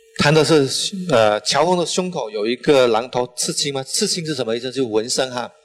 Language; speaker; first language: Chinese; non-native, local second language; Min Nan Chinese